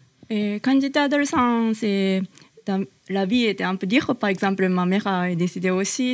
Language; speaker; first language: French; non-native, learner; Japanese